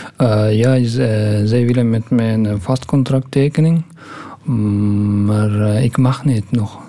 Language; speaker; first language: Dutch; non-native, learner; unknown